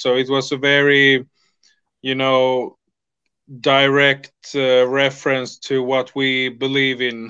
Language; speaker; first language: English; non-native, fluent; Swedish